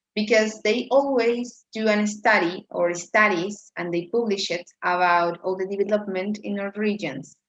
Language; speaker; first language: English; non-native, fluent; Spanish